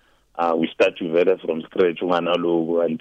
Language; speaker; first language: English; non-native, local second language; Zulu